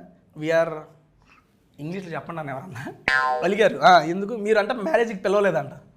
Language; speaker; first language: Telugu; native; Telugu